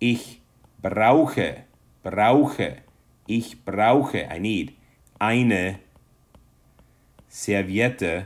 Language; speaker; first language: German; non-native, fluent; English